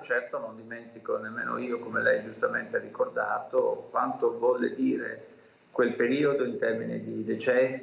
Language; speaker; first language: Italian; native; Italian